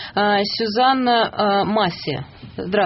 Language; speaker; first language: Russian; native; Russian